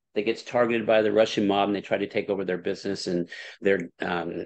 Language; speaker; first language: English; native; English